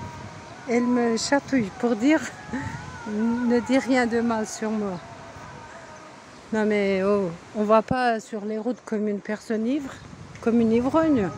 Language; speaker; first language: French; non-native, fluent; Turkish